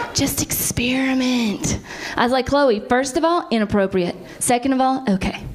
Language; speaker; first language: English; native; English